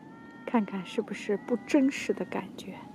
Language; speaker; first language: Chinese; native; Chinese